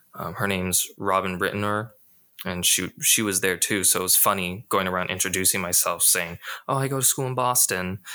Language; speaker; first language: English; native; English